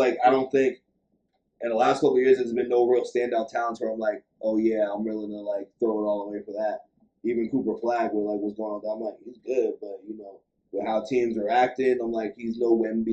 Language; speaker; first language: English; native; English